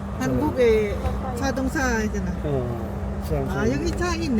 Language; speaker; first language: Korean; non-native, learner; Lao